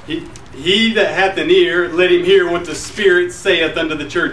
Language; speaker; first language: English; native; English